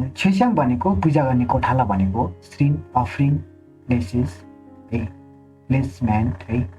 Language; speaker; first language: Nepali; non-native, local second language; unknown